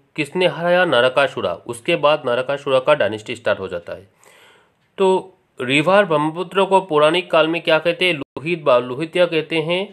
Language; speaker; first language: Hindi; non-native, local second language; Assamese